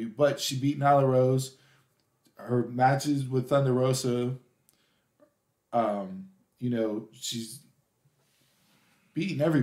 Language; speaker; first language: English; native; English